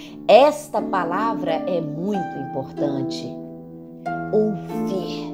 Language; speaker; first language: Portuguese; native; Portuguese